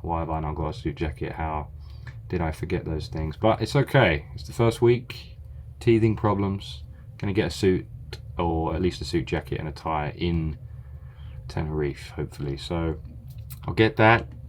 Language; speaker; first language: English; native; English